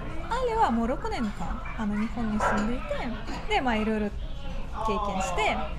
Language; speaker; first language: Japanese; non-native, fluent; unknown